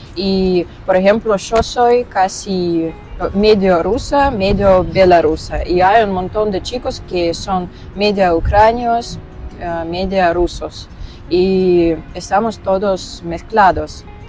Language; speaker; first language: Spanish; non-native, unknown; Russian